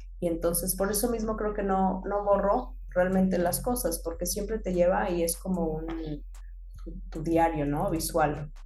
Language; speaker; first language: Spanish; early bilingual, heritage; Spanish